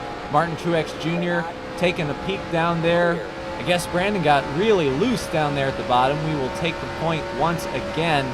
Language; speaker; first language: English; native; English